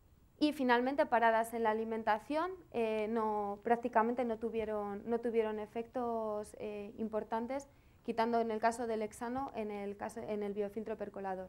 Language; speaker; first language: Spanish; native; Spanish